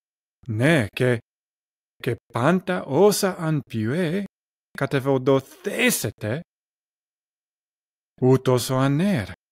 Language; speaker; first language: Greek; non-native, learner; English